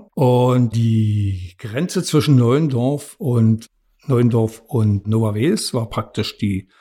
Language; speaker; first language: German; native; German